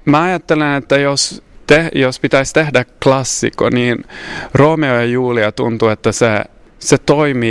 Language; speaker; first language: Finnish; non-native, local second language; Swedish